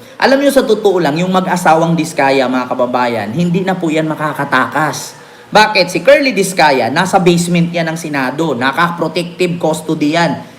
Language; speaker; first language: Filipino; native; Filipino